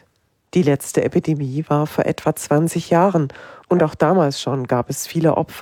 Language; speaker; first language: German; native; German